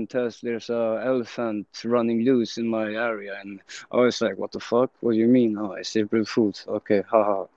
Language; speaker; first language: English; non-native, fluent; Swedish